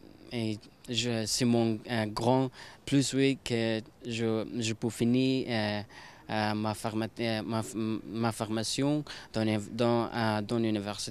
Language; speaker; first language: French; non-native, learner; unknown